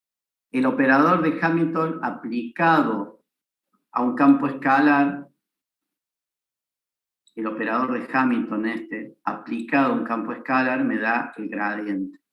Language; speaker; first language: Spanish; native; Spanish